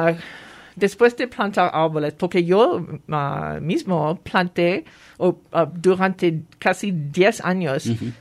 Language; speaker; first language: Spanish; non-native, fluent; French